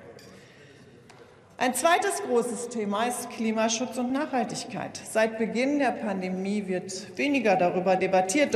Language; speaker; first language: German; native; German